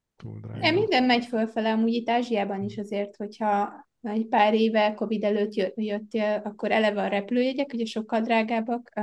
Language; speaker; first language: Hungarian; native; Hungarian